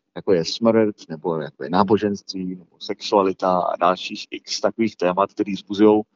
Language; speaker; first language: Czech; early bilingual, heritage; Czech